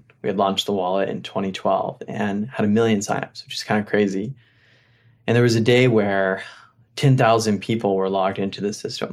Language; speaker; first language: English; native; English